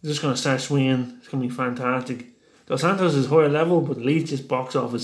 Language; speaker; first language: English; native; English